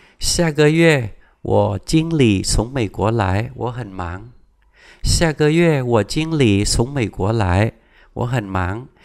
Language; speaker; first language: Chinese; non-native, fluent; Vietnamese